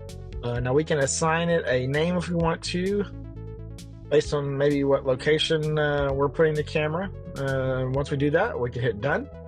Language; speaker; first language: English; native; English